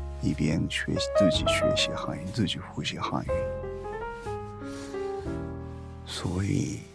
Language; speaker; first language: Chinese; non-native, learner; Japanese